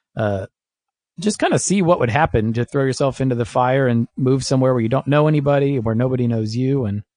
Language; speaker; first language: English; native; English